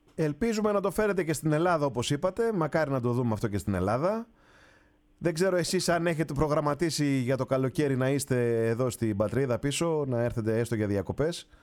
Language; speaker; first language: Greek; native; Greek